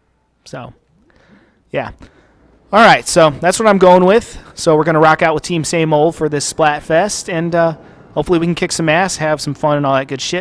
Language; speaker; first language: English; native; English